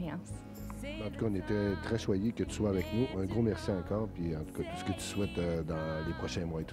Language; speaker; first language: French; native; French